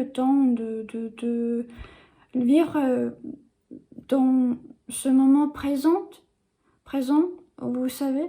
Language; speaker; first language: French; non-native, learner; English